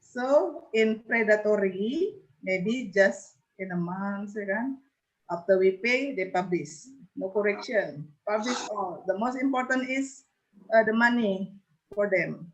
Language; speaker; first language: English; non-native, learner; Indonesian